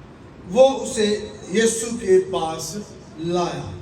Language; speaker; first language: Urdu; native; Urdu